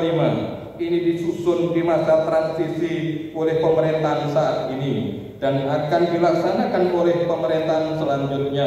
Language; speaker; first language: Indonesian; native; Indonesian